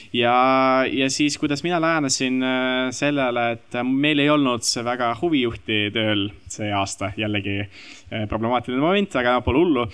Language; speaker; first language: Estonian; non-native, local second language; Russian